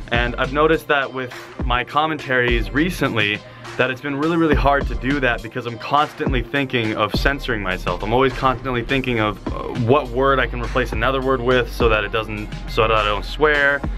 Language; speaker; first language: English; native; English